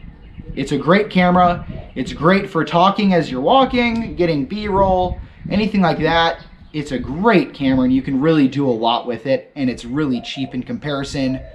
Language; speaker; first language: English; native; English